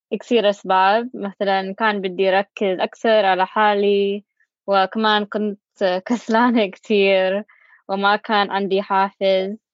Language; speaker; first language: Arabic; non-native, learner; English